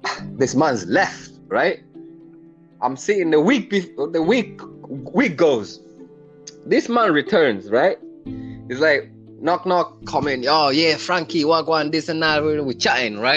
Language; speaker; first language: English; native; English